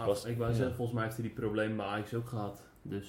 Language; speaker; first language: Dutch; native; Dutch